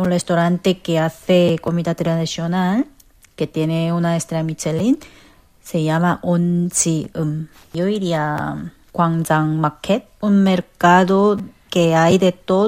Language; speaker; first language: Spanish; non-native, fluent; Korean